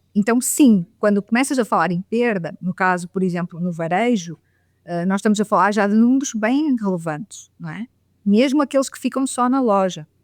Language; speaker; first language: Portuguese; native; Portuguese